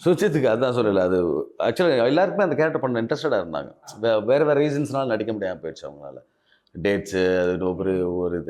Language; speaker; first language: Tamil; native; Tamil